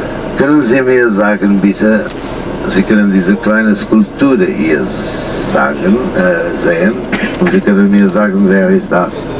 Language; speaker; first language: German; non-native, learner; Portuguese